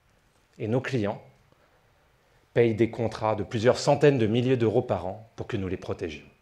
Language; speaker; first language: French; native; French